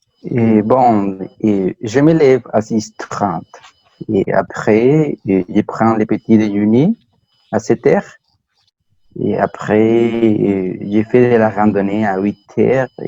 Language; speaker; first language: French; non-native, learner; Spanish